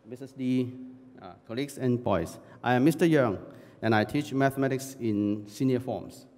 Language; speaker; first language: English; non-native, local second language; Chinese